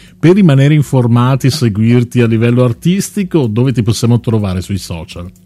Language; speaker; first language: Italian; native; Italian